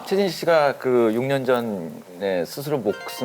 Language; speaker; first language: Korean; native; Korean